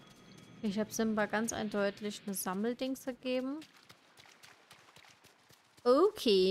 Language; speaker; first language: German; native; German